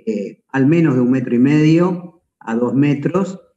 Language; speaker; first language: Spanish; native; Spanish